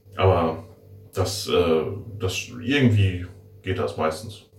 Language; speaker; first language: German; native; German